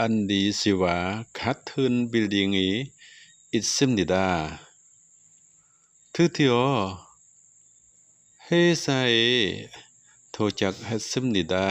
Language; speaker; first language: Korean; non-native, fluent; Khmer